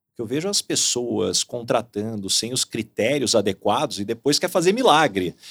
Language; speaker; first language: Portuguese; native; Portuguese